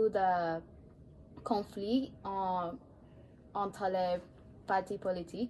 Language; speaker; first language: French; non-native, learner; English